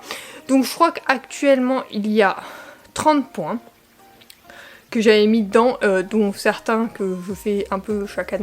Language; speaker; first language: French; native; French